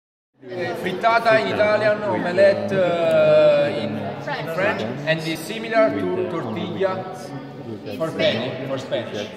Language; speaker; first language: English; non-native, fluent; Italian